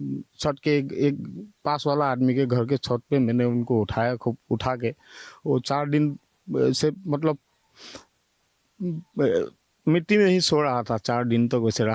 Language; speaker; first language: Hindi; non-native, local second language; Assamese